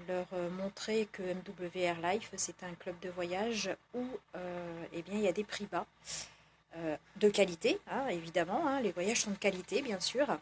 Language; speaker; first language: French; native; French